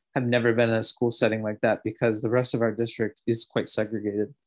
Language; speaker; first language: English; native; English